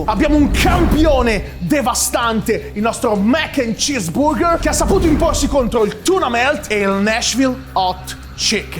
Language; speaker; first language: Italian; native; Italian